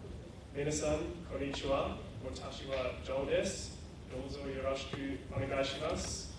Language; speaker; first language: Japanese; non-native, learner; English